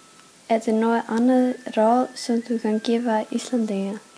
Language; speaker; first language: Danish; non-native, learner; Icelandic